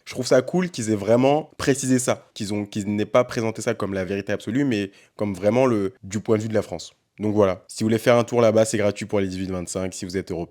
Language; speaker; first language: French; native; French